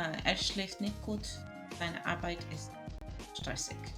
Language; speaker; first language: German; non-native, learner; English